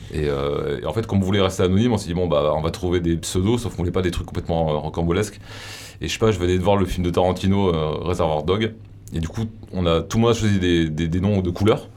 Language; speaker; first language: French; native; French